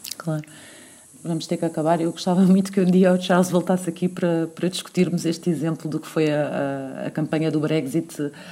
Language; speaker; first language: Portuguese; native; Portuguese